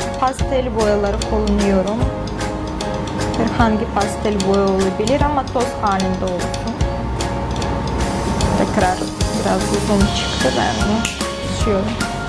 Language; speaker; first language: Turkish; non-native, fluent; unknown